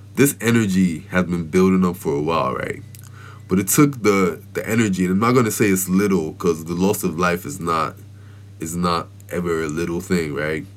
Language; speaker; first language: English; non-native, local second language; Yoruba